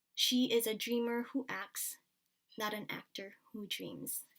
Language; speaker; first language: English; non-native, local second language; Filipino